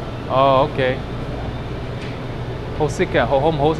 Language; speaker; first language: Vietnamese; non-native, learner; English